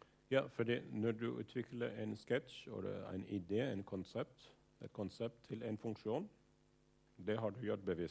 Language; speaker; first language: Norwegian; non-native, fluent; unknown